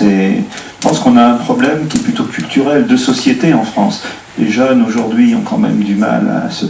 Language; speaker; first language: French; native; French